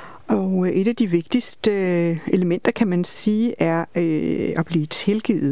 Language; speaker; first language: Danish; native; Danish